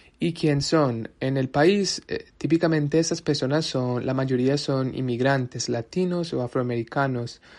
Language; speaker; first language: Spanish; early bilingual, heritage; Spanish